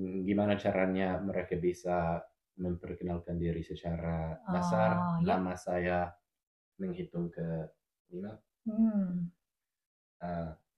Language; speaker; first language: Indonesian; non-native, fluent; English